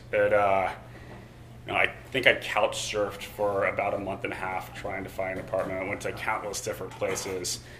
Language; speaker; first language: English; native; English